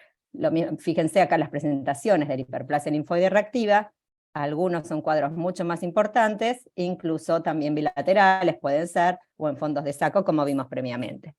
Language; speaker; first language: Spanish; native; Spanish